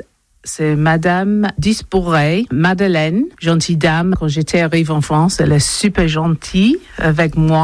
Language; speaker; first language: French; non-native, learner; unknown